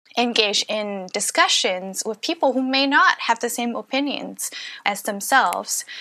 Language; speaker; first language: English; non-native, local second language; Cantonese